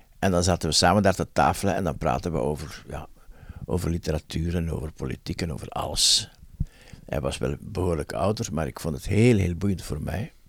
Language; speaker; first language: Dutch; native; Dutch